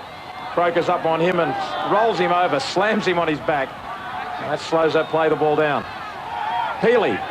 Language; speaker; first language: English; native; English